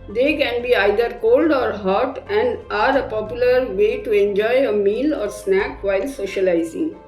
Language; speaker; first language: English; non-native, local second language; Bangla